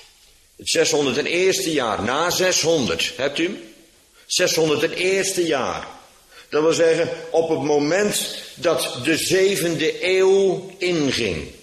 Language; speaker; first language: Dutch; native; Dutch